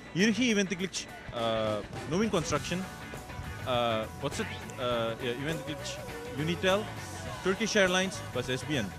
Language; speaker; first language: Mongolian; non-native, learner; English